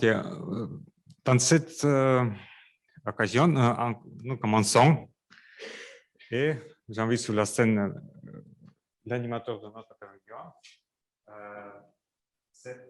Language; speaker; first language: French; non-native, learner; Russian